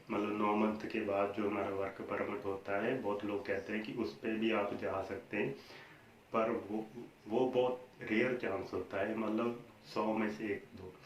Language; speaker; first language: Hindi; non-native, local second language; Punjabi